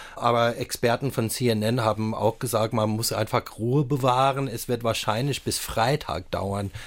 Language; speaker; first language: German; non-native, fluent; English